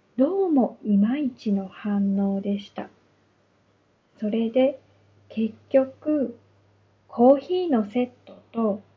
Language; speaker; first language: Japanese; native; Japanese